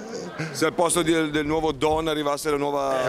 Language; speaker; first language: Italian; native; Italian